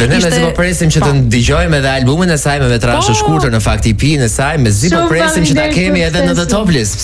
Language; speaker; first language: Albanian; native; Albanian